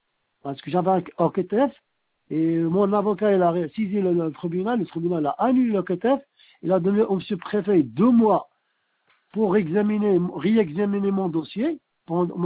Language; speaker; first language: French; non-native, fluent; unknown